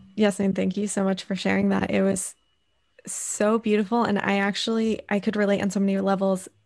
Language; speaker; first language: English; native; English